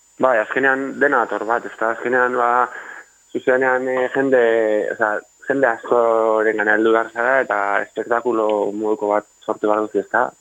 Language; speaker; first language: Basque; native; Basque